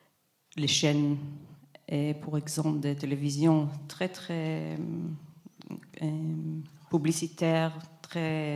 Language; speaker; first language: French; non-native, fluent; Hebrew